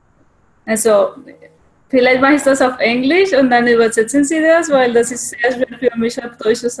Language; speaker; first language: German; non-native, learner; English